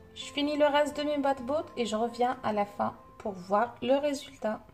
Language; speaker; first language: French; non-native, local second language; Arabic